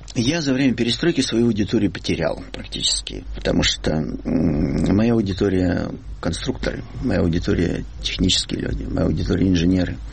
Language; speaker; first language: Russian; native; Russian